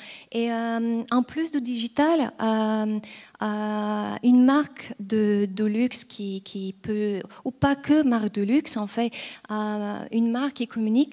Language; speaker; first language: French; non-native, fluent; Bulgarian